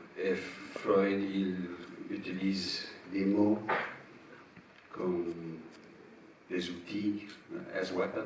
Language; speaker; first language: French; non-native, fluent; English